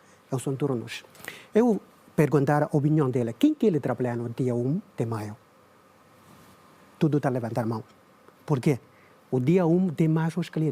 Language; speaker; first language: Portuguese; non-native, learner; Chinese